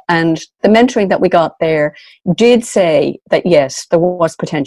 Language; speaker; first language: English; native; English